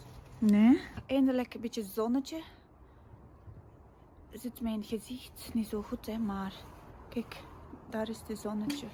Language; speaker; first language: Dutch; non-native, fluent; Tibetan